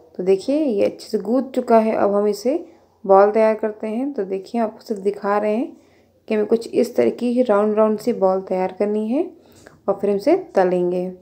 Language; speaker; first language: Hindi; native; Hindi